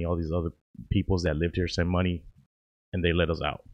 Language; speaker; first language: English; early bilingual, other home language; Spanish